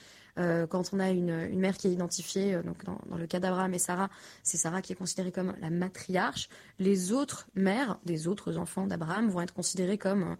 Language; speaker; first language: French; native; French